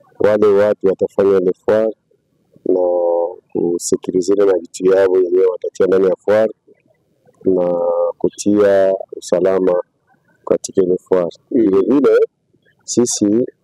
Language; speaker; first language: Swahili; native; Swahili